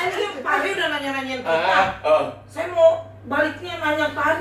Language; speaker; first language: Indonesian; native; Indonesian